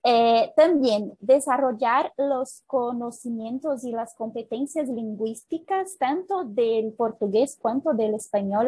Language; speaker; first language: Spanish; non-native, fluent; Portuguese